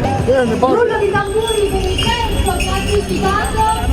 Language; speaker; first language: Italian; native; Italian